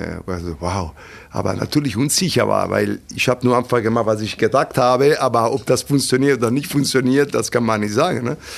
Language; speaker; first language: German; non-native, fluent; Italian